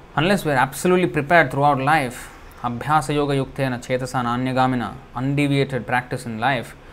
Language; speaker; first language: English; non-native, local second language; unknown